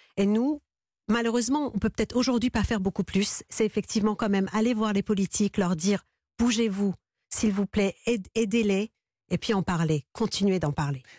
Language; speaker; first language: French; early bilingual, other home language; Persian